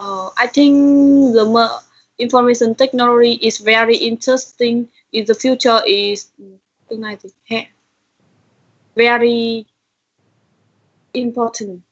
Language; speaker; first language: English; non-native, learner; Vietnamese